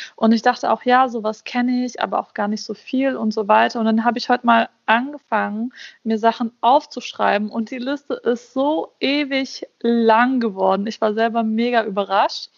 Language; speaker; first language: German; early bilingual, other home language; Bosnian